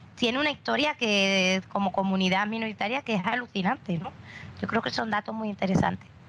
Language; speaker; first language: Spanish; native; Spanish